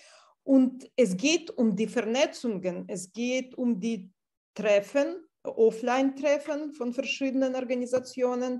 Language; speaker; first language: German; non-native, fluent; Russian